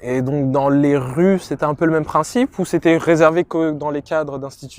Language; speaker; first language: French; native; French